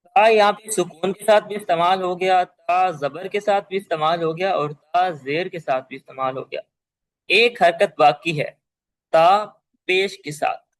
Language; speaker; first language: Urdu; native; Urdu